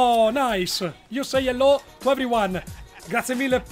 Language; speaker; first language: English; non-native, learner; Italian